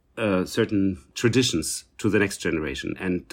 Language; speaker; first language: English; non-native, fluent; German